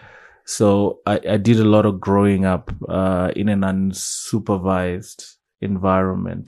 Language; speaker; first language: English; non-native, local second language; Shona